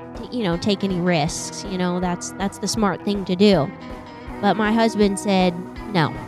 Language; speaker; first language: English; native; English